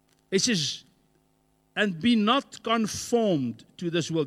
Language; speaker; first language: English; non-native, local second language; Afrikaans